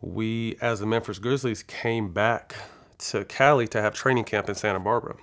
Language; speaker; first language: English; native; English